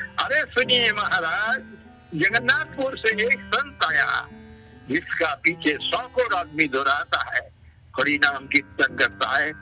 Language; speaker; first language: Hindi; non-native, local second language; Bangla